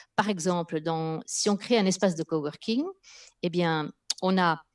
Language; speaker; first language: French; early bilingual, other home language; Dutch